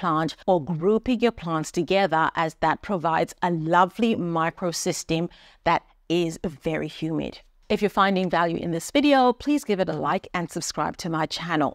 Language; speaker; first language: English; native; English